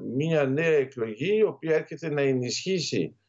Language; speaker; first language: Greek; native; Greek